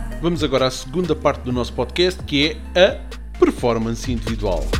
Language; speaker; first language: Portuguese; native; Portuguese